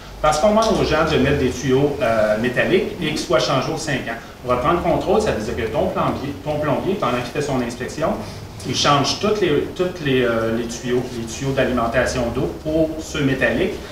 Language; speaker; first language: French; native; French